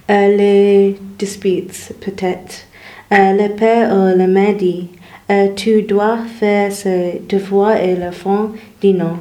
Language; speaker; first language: French; non-native, learner; English